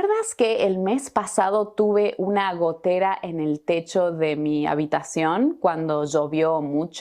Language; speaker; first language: Spanish; native; Spanish